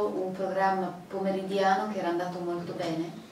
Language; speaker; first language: Italian; native; Italian